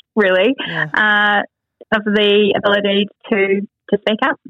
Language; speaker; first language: English; native; English